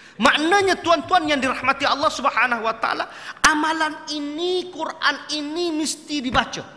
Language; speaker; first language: Malay; native; Malay